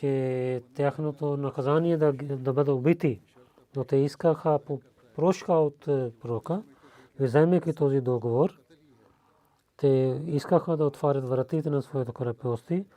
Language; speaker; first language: Bulgarian; non-native, learner; Urdu